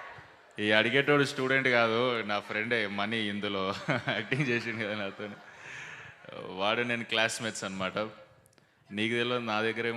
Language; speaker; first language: Telugu; native; Telugu